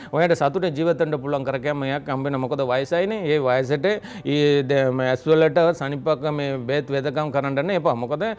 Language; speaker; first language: Sinhala; non-native, local second language; Tamil